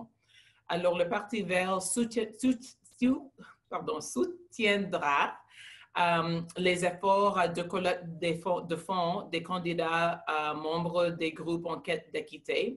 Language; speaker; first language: French; non-native, local second language; English